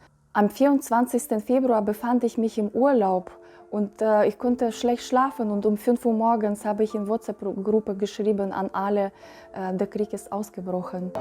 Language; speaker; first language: German; non-native, fluent; Ukrainian